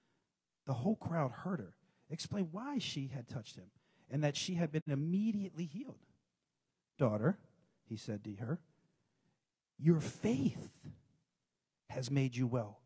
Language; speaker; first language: English; native; English